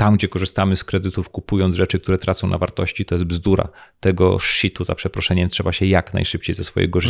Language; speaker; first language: Polish; native; Polish